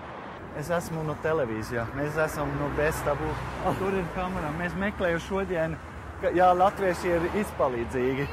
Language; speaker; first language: Latvian; non-native, learner; German